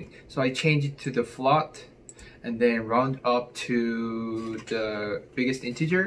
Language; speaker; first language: English; non-native, fluent; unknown